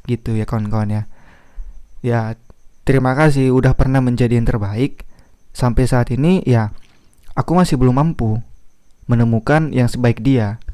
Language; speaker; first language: Indonesian; native; Indonesian